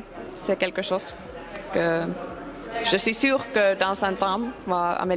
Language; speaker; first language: French; non-native, learner; Finnish